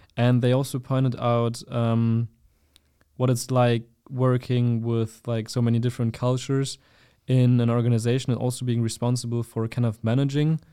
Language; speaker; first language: English; non-native, fluent; German